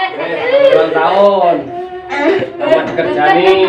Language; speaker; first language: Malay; non-native, local second language; Javanese